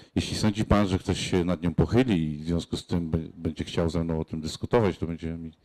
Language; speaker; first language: Polish; native; Polish